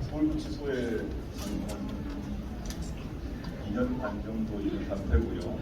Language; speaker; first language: Korean; native; Korean